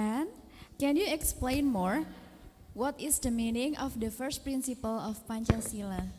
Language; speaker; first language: English; non-native, fluent; Indonesian